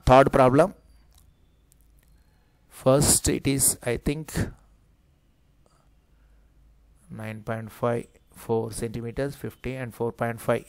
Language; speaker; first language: English; non-native, local second language; Telugu